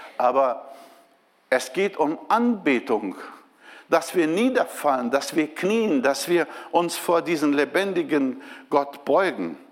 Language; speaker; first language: German; non-native, fluent; Portuguese